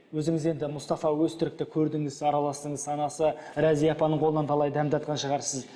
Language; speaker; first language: Kazakh; native; Kazakh